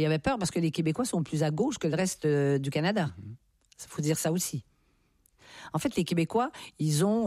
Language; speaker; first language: French; native; French